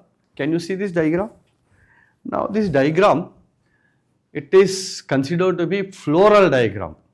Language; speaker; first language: English; non-native, local second language; Telugu